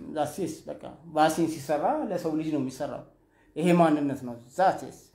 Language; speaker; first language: Amharic; non-native, local second language; Somali